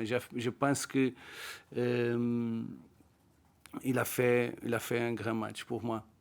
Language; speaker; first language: French; non-native, learner; Portuguese